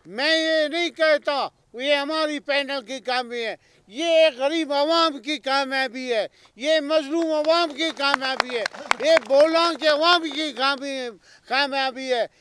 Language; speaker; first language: Urdu; non-native, local second language; Baluchi